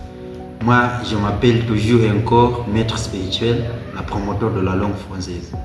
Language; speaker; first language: French; non-native, learner; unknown